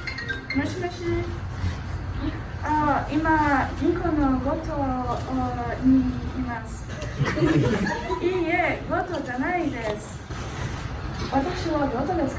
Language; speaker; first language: Japanese; non-native, learner; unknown